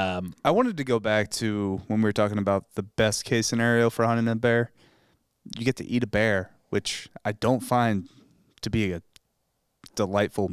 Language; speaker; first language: English; native; English